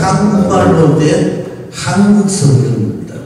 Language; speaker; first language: Korean; native; Korean